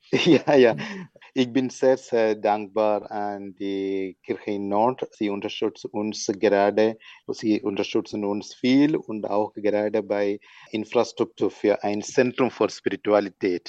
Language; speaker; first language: German; non-native, learner; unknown